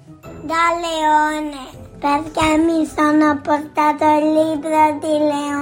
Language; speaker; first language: Italian; early bilingual, heritage; English